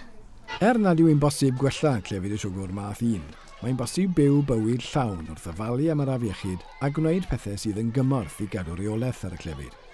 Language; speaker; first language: Welsh; native; Welsh